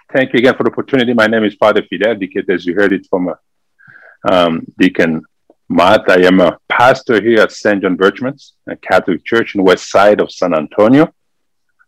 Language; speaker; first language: English; non-native, fluent; French